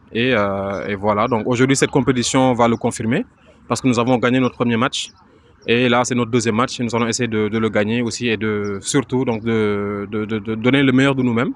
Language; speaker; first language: French; non-native, local second language; Wolof